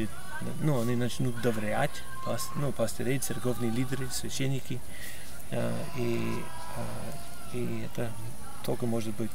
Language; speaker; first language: Russian; non-native, fluent; English